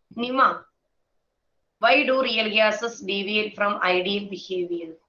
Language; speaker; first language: English; non-native, local second language; Malayalam